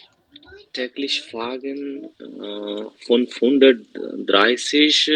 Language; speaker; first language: German; non-native, learner; Bangla